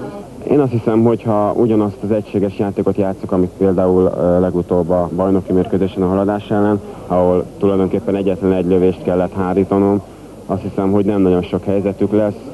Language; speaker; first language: Hungarian; native; Hungarian